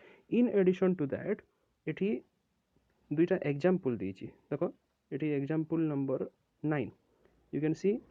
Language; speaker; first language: English; non-native, local second language; Odia